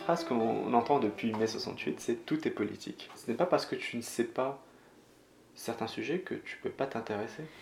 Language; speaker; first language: French; non-native, local second language; Arabic